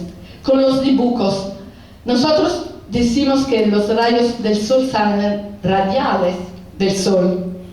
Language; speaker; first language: Spanish; non-native, fluent; Italian